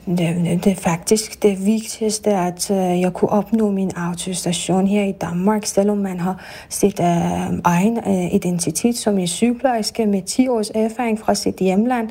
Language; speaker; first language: Danish; non-native, fluent; Persian